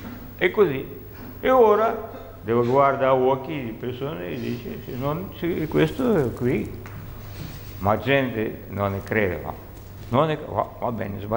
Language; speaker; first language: Italian; non-native, learner; Russian